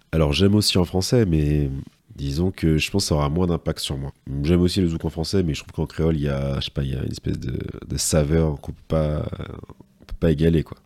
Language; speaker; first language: French; native; French